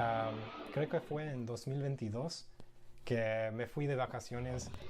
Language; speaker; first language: Spanish; non-native, fluent; English